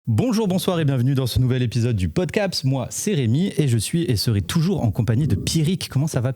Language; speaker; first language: French; native; French